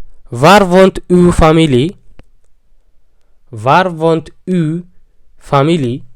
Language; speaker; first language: Dutch; non-native, fluent; Tigrinya